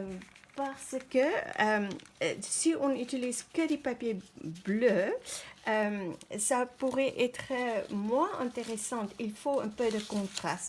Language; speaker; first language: French; non-native, fluent; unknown